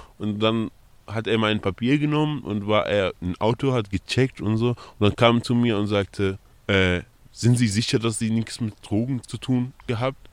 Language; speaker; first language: German; non-native, fluent; Arabic